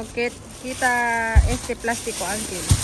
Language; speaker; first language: Spanish; non-native, learner; Filipino